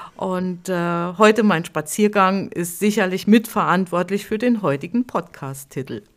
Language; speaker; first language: German; native; German